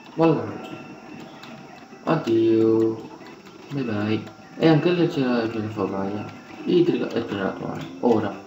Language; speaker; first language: Italian; native; Italian